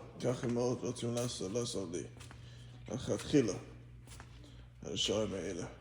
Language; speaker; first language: Hebrew; non-native, fluent; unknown